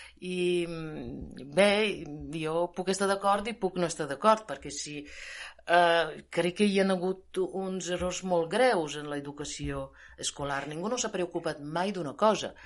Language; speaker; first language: Catalan; non-native, fluent; Italian